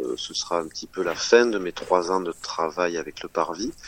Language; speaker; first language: French; native; French